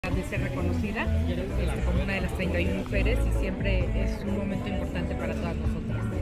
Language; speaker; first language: Spanish; native; Spanish